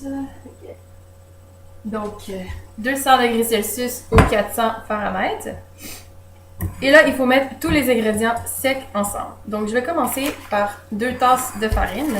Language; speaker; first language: French; native; French